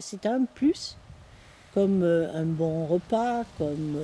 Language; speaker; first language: French; non-native, fluent; Dutch